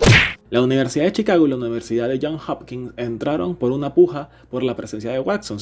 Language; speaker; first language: Spanish; native; Spanish